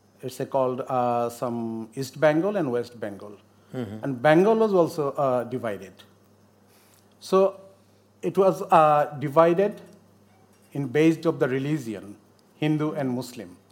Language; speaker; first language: English; non-native, local second language; Bangla